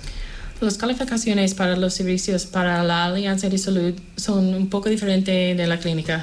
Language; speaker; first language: Spanish; non-native, fluent; English